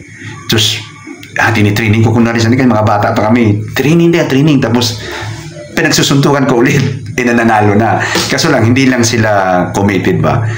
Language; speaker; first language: Filipino; non-native, local second language; Cebuano